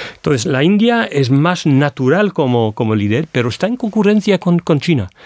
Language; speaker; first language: Spanish; non-native, fluent; English